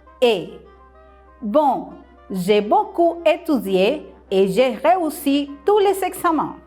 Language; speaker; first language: French; non-native, fluent; Spanish